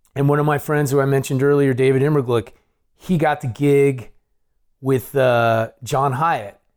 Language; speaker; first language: English; native; English